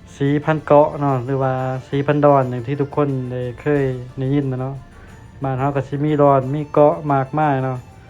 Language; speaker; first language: Lao; native; Lao